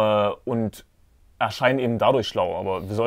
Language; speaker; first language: German; native; German